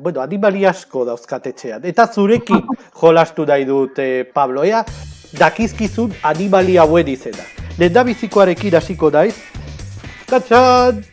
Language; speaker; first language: Basque; non-native, local second language; Spanish